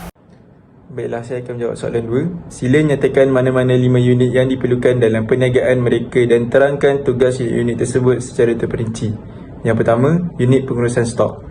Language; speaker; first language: Malay; native; Malay